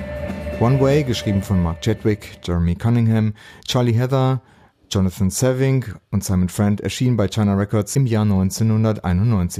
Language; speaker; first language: German; native; German